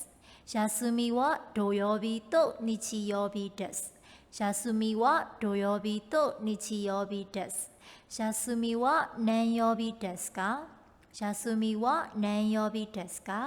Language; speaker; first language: Japanese; non-native, fluent; Burmese